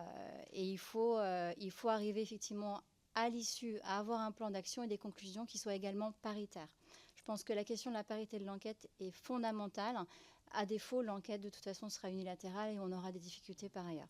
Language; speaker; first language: French; native; French